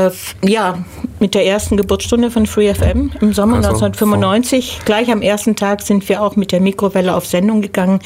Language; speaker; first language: German; native; German